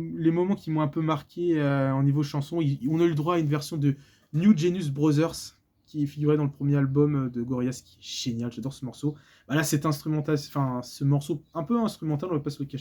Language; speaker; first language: French; native; French